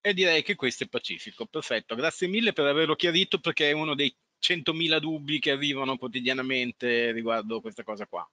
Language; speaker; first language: Italian; native; Italian